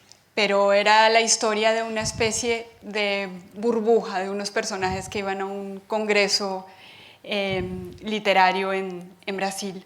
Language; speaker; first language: Spanish; native; Spanish